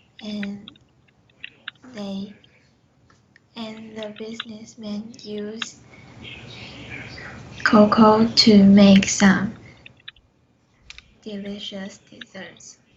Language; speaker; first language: English; non-native, learner; Chinese